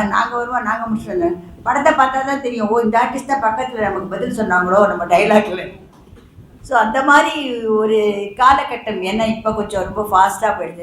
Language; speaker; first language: Tamil; native; Tamil